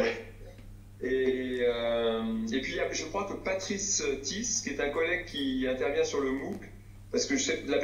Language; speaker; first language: French; native; French